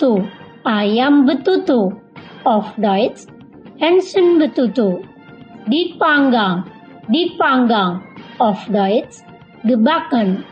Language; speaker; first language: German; non-native, fluent; Indonesian